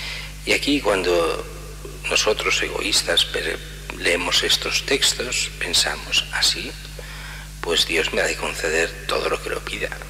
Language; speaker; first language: Spanish; native; Spanish